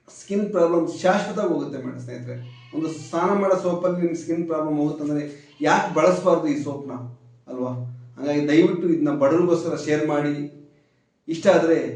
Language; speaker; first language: Kannada; native; Kannada